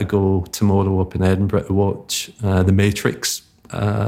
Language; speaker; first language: English; native; English